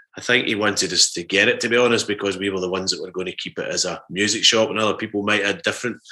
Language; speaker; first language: English; native; English